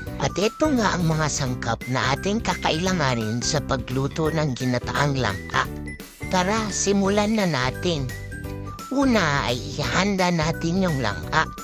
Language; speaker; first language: Filipino; non-native, local second language; Bikol